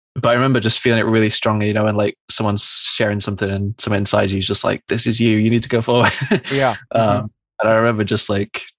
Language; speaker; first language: English; native; English